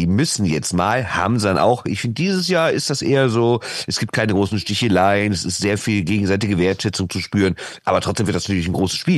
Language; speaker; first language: German; native; German